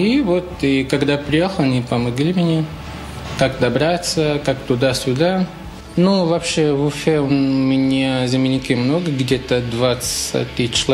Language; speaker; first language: Russian; non-native, fluent; Portuguese